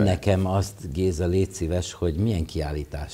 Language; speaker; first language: Hungarian; native; Hungarian